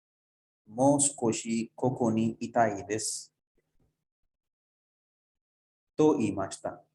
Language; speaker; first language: Japanese; non-native, fluent; Urdu